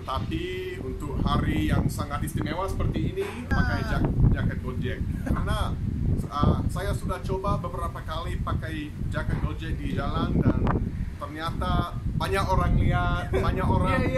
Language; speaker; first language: Indonesian; non-native, fluent; English